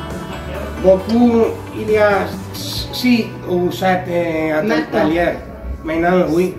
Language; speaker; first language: French; non-native, learner; Spanish